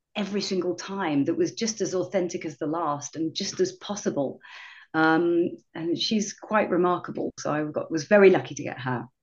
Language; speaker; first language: English; native; English